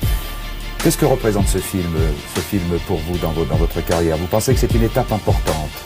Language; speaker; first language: French; native; French